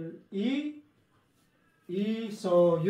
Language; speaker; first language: Korean; non-native, learner; Filipino